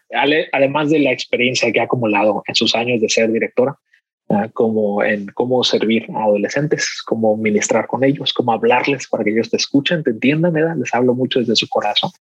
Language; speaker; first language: Spanish; native; Spanish